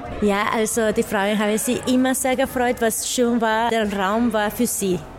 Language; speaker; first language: German; non-native, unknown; Spanish